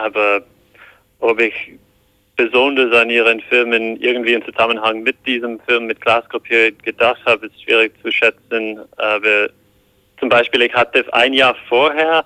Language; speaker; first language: German; non-native, fluent; English